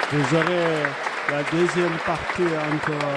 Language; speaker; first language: French; native; French